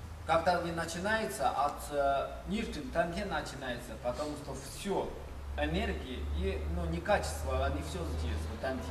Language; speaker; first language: Russian; non-native, learner; Chinese